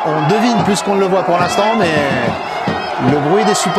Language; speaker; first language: French; native; French